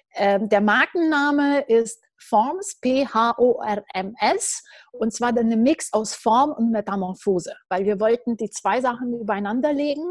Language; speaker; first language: German; non-native, fluent; Romanian